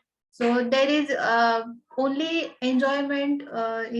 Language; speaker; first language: English; non-native, learner; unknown